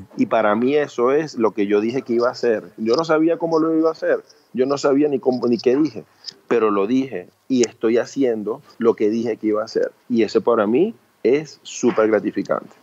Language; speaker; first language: Spanish; early bilingual, other home language; Chinese